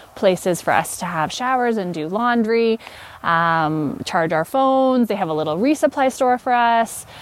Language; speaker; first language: English; native; English